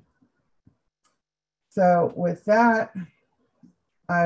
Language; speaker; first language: English; native; English